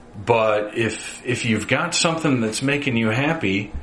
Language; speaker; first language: English; native; English